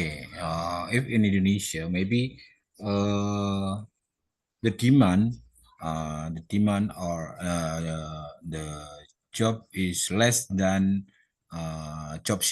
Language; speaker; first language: English; non-native, learner; Indonesian